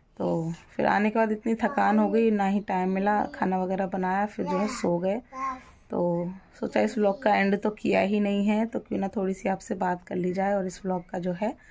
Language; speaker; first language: Hindi; native; Hindi